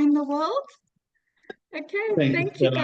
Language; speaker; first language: English; native; English